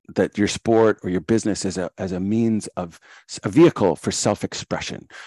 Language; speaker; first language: English; native; English